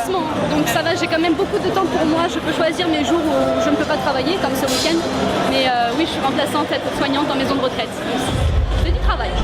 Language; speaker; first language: French; native; French